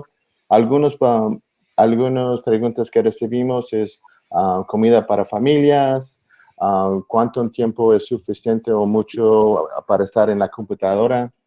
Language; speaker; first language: Spanish; early bilingual, heritage; English